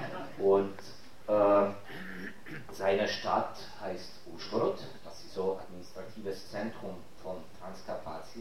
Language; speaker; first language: German; non-native, fluent; Ukrainian